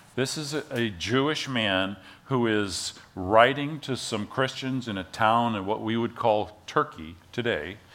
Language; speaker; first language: English; native; English